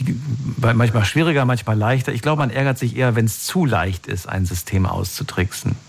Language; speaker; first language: German; native; German